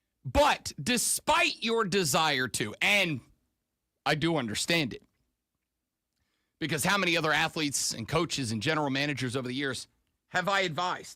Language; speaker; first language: English; native; English